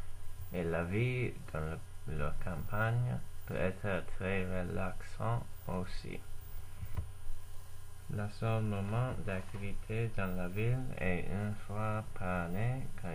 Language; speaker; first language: French; non-native, learner; English